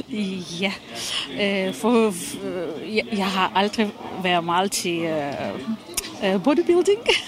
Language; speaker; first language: Danish; non-native, fluent; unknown